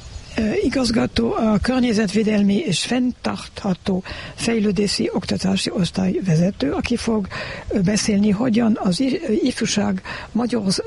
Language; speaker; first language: Hungarian; non-native, learner; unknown